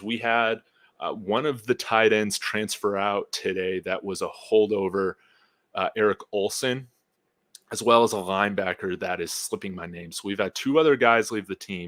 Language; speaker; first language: English; native; English